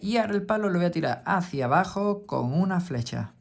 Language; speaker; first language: Spanish; native; Spanish